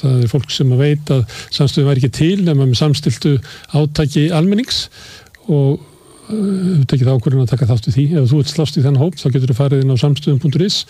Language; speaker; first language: Icelandic; native; Icelandic